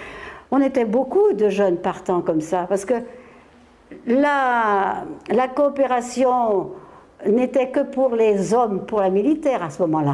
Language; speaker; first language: French; native; French